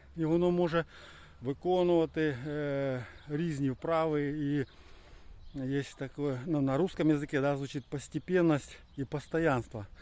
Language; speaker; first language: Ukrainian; non-native, local second language; Russian